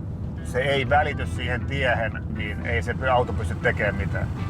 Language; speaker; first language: Finnish; native; Finnish